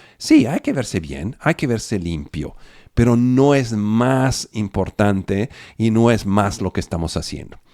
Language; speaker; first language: Spanish; non-native, fluent; Italian